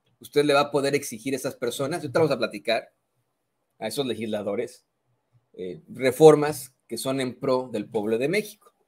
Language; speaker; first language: Spanish; native; Spanish